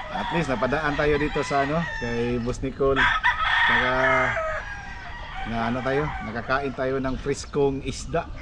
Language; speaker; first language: Filipino; native; Filipino